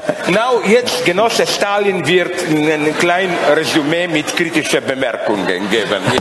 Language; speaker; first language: German; non-native, learner; Slovenian